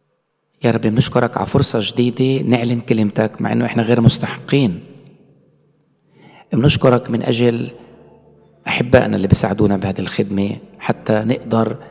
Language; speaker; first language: Arabic; native; Arabic